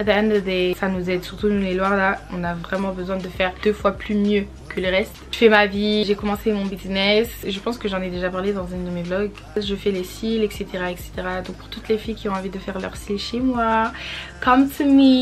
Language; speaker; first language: French; native; French